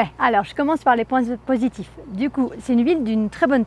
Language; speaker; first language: French; native; French